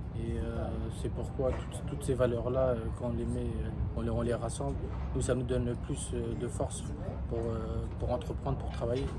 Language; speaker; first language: French; early bilingual, other home language; Kurdish